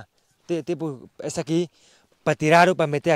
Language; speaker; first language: Portuguese; non-native, learner; Vietnamese